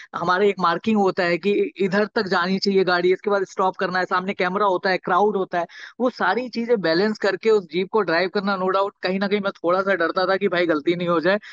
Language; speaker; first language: Hindi; native; Hindi